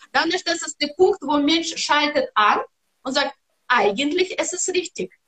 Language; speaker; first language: German; non-native, learner; Russian